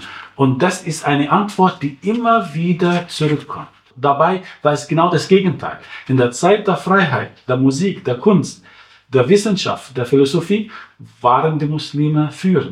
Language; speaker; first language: German; non-native, fluent; Arabic